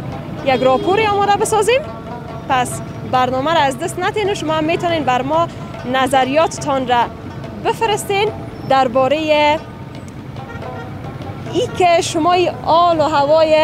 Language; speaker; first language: Persian; native; Persian